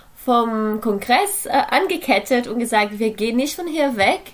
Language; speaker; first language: German; non-native, fluent; Portuguese